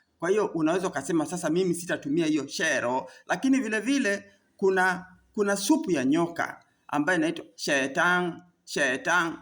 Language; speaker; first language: Swahili; native; Swahili